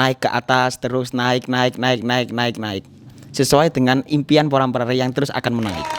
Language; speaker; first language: Indonesian; non-native, local second language; Javanese